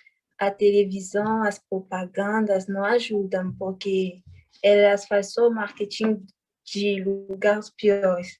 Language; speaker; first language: Portuguese; non-native, fluent; French